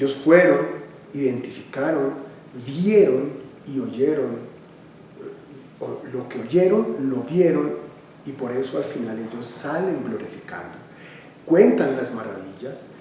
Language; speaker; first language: Spanish; native; Spanish